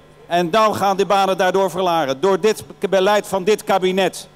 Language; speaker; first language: Dutch; native; Dutch